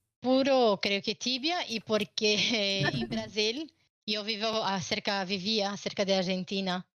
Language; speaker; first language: Spanish; non-native, learner; Portuguese